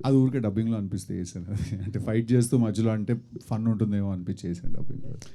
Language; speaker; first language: Telugu; native; Telugu